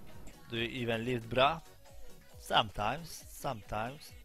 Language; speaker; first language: English; non-native, learner; Polish